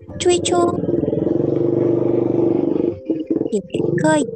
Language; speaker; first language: Chinese; non-native, learner; Indonesian